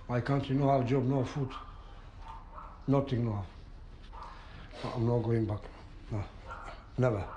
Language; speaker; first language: English; non-native, learner; Romanian